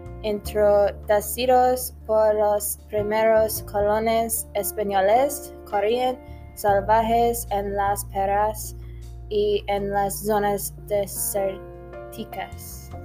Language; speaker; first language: Spanish; non-native, learner; English